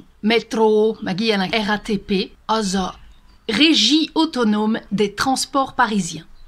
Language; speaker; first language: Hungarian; early bilingual, heritage; Hungarian